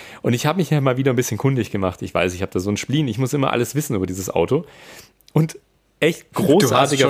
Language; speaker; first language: German; native; German